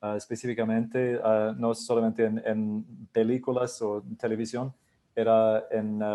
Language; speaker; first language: Spanish; non-native, learner; English